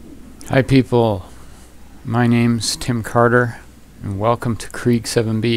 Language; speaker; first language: English; native; English